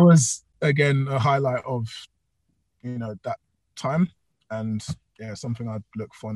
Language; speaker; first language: English; native; English